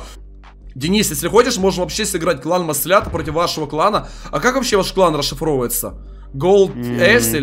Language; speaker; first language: Russian; native; Russian